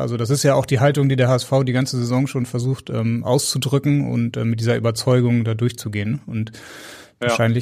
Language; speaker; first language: German; native; German